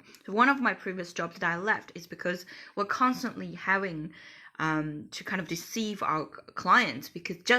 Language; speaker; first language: English; non-native, fluent; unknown